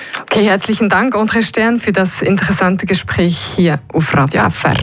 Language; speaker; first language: German; native; German